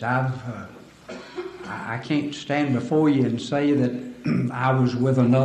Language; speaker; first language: English; native; English